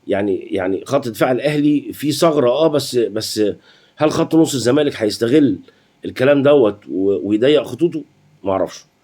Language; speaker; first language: Arabic; native; Arabic